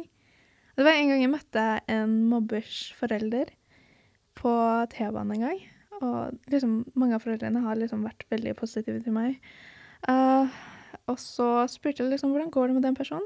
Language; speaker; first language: Norwegian; early bilingual, other home language; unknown